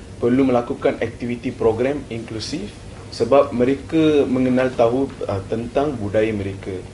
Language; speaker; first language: Malay; non-native, local second language; Tamil